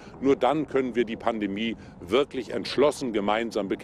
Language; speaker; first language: German; native; German